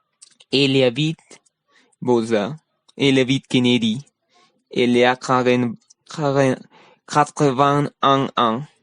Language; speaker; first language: French; non-native, learner; Spanish